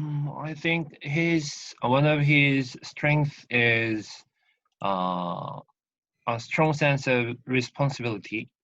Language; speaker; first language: English; non-native, learner; Korean